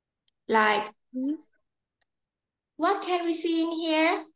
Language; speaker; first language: English; non-native, learner; Vietnamese